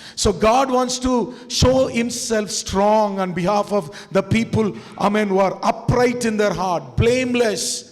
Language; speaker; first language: English; non-native, local second language; Tamil